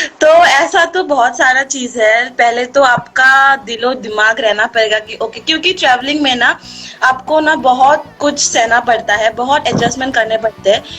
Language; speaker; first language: Hindi; non-native, local second language; Assamese